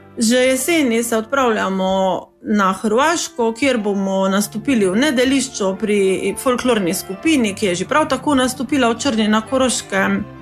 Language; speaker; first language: Slovenian; native; Slovenian